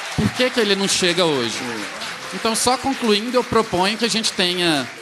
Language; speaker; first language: Portuguese; native; Portuguese